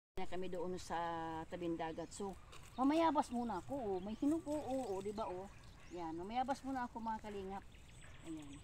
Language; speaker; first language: Filipino; non-native, local second language; Cebuano